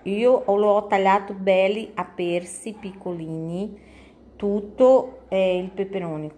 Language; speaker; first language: Italian; non-native, fluent; Portuguese